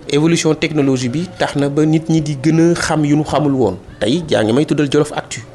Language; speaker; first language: Wolof; native; Wolof